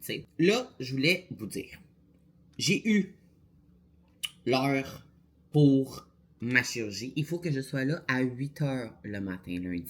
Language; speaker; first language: French; native; French